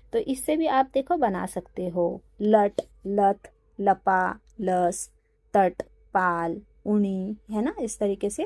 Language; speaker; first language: Hindi; non-native, local second language; Marathi